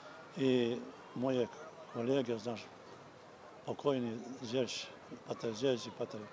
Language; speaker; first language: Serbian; non-native, local second language; Albanian